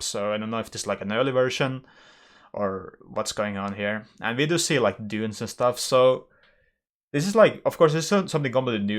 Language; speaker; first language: English; non-native, fluent; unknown